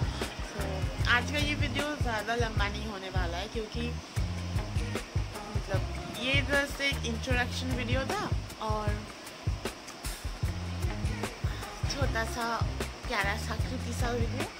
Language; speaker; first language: Hindi; non-native, local second language; Bangla